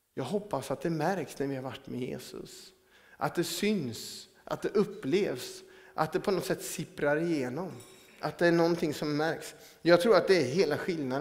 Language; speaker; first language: Swedish; native; Swedish